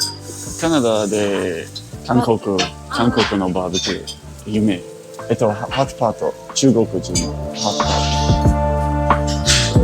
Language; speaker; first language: Japanese; non-native, learner; English